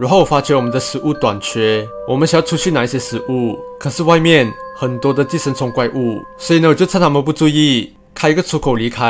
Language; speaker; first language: Chinese; native; Chinese